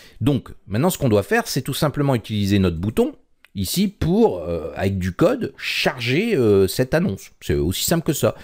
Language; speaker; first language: French; native; French